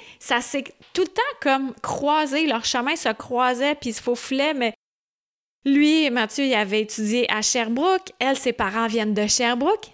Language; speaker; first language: French; native; French